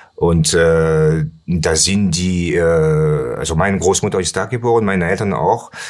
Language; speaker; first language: German; non-native, learner; French